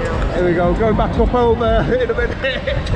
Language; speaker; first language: English; native; English